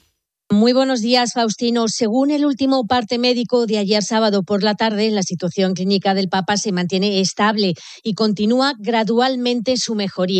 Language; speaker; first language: Spanish; native; Spanish